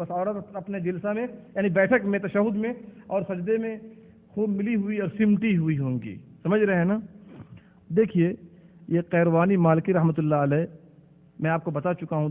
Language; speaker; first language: Urdu; native; Urdu